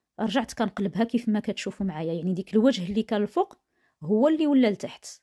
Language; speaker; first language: Arabic; native; Arabic